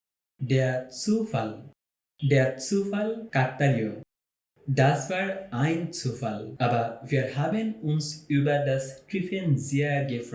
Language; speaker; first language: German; non-native, fluent; Bangla